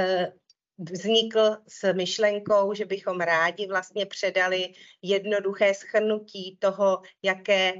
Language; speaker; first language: Czech; native; Czech